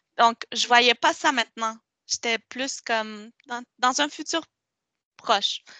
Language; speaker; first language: French; non-native, local second language; Spanish